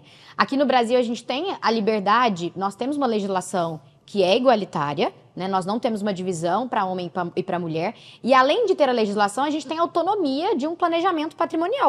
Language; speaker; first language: Portuguese; native; Portuguese